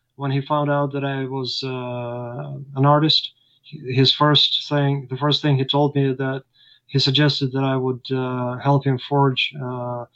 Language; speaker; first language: English; non-native, fluent; Ukrainian